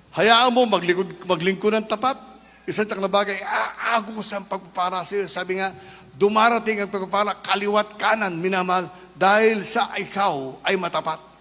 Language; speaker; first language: Filipino; non-native, local second language; Iloko